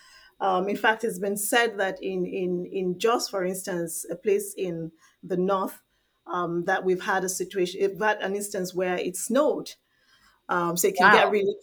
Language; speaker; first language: English; non-native, local second language; Igbo